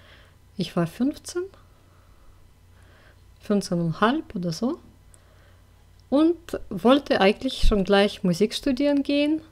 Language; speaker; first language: German; non-native, fluent; Russian